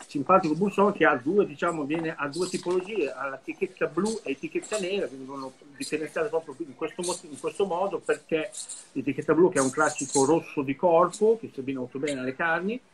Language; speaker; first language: Italian; native; Italian